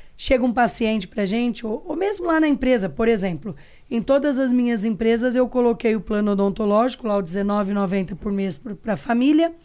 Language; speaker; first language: Portuguese; native; Portuguese